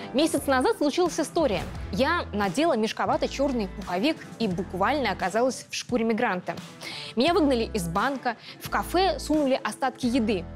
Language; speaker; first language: Russian; native; Russian